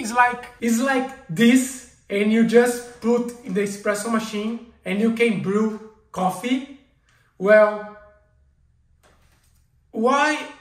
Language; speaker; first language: English; non-native, learner; Portuguese